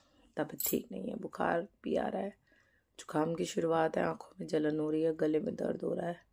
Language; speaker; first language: Hindi; native; Hindi